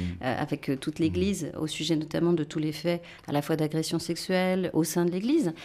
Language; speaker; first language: French; native; French